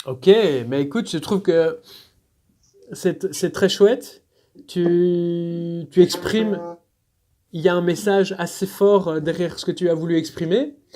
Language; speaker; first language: French; native; French